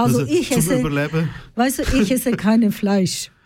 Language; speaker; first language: German; non-native, learner; Turkish